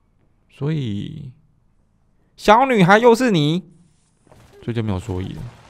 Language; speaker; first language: Chinese; native; Chinese